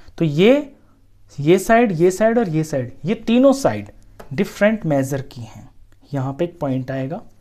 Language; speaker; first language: Hindi; native; Hindi